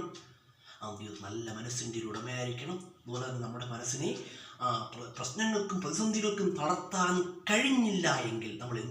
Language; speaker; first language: Malayalam; native; Malayalam